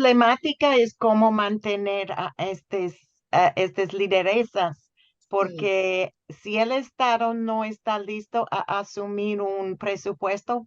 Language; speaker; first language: Spanish; non-native, fluent; English